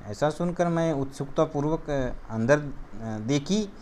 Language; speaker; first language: Hindi; non-native, local second language; Marathi